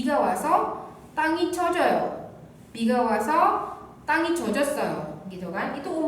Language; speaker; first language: Korean; non-native, fluent; Indonesian